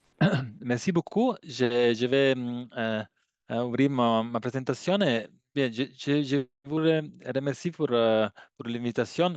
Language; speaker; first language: French; non-native, learner; Italian